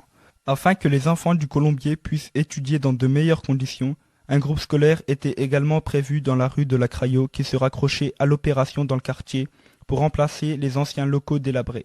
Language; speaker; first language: French; native; French